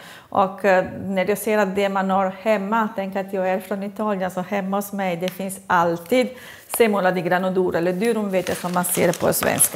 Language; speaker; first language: Swedish; non-native, fluent; Italian